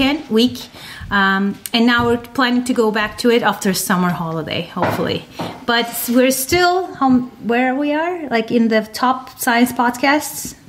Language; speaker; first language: English; non-native, fluent; Turkish